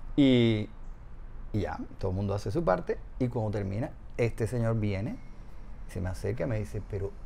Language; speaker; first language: Spanish; native; Spanish